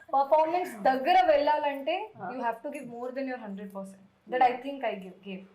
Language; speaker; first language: Telugu; non-native, learner; Hindi